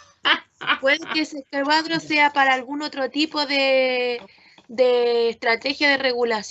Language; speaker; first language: Spanish; native; Spanish